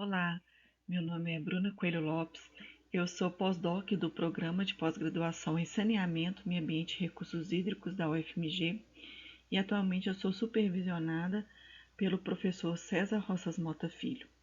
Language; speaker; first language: Portuguese; native; Portuguese